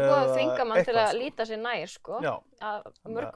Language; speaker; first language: Icelandic; native; Icelandic